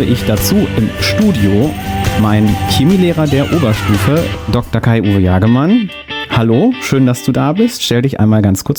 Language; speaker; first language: German; native; German